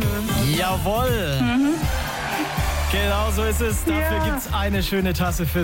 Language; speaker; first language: German; native; German